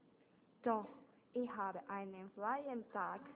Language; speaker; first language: German; non-native, learner; Japanese